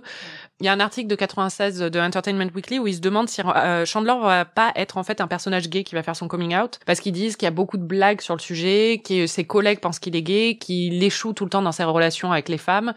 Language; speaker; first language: French; native; French